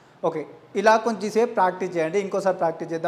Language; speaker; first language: Telugu; native; Telugu